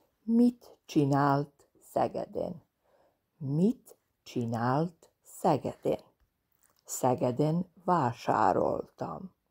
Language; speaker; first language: Hungarian; non-native, fluent; Serbian